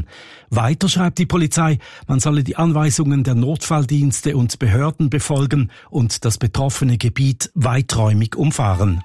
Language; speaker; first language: German; native; German